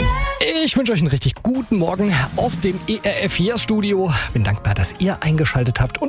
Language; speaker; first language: German; native; German